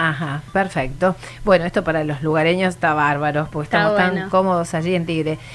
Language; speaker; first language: Spanish; native; Spanish